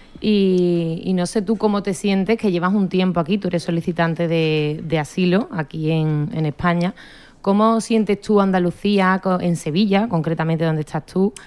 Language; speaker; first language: Spanish; native; Spanish